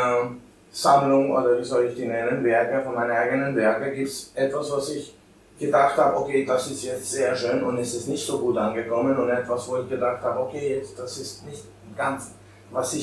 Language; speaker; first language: German; non-native, fluent; Albanian